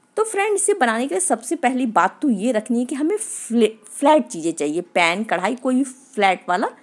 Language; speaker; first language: Hindi; native; Hindi